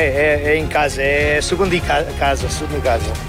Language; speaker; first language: Portuguese; early bilingual, heritage; Portuguese